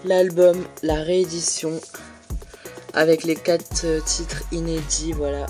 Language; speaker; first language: French; native; French